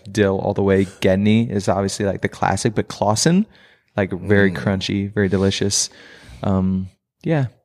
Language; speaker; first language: English; native; English